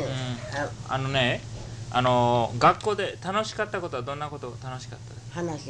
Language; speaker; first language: Japanese; early bilingual, heritage; Japanese